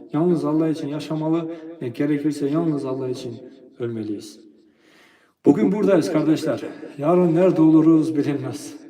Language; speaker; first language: Turkish; non-native, fluent; Albanian